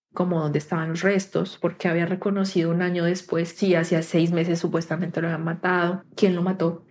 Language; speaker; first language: Spanish; native; Spanish